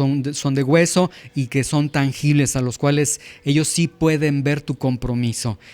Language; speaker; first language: Spanish; native; Spanish